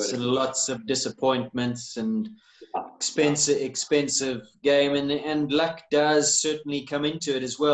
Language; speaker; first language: English; native; English